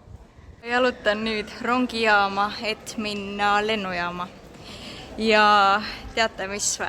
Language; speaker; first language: Estonian; native; Estonian